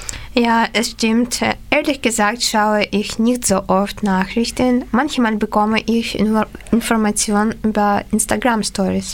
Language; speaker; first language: German; non-native, fluent; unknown